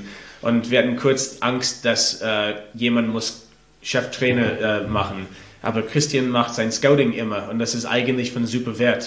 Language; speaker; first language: German; non-native, learner; English